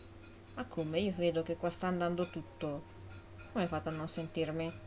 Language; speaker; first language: Italian; native; Italian